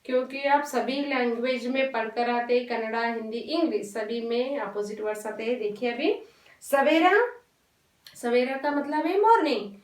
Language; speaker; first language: Hindi; non-native, local second language; Kannada